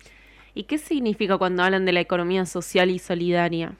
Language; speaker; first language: Spanish; native; Spanish